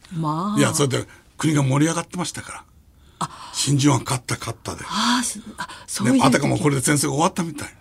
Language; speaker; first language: Japanese; native; Japanese